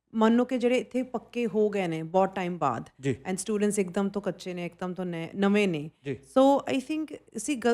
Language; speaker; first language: Punjabi; non-native, fluent; English